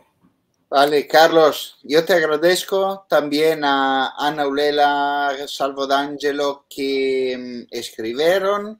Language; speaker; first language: Spanish; non-native, fluent; Italian